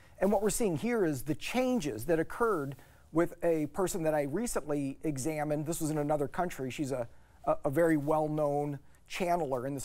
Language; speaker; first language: English; native; English